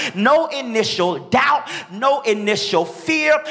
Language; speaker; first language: English; native; English